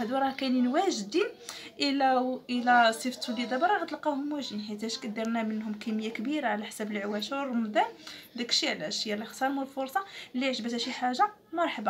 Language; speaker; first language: Arabic; native; Arabic